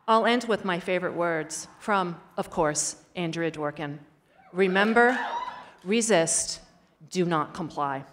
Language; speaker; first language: English; native; English